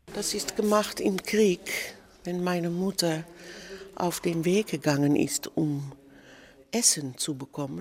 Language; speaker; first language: German; non-native, fluent; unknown